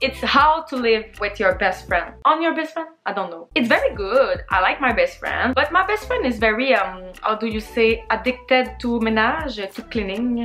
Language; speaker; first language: English; non-native, learner; French